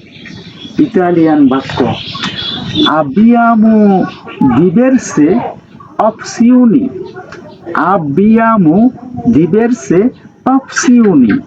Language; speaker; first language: Italian; non-native, learner; Bangla